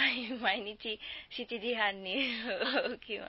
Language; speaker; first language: Japanese; non-native, learner; Bangla